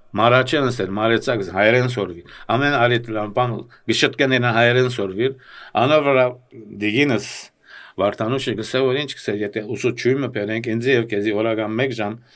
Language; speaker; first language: Armenian; early bilingual, heritage; Armenian